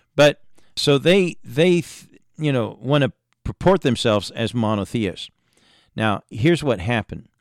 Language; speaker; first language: English; native; English